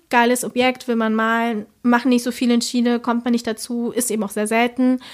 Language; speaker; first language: German; early bilingual, other home language; Spanish